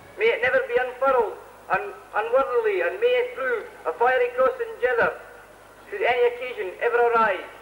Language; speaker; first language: English; native; English